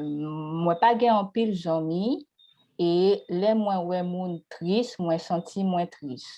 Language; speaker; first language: Haitian Creole; non-native, learner; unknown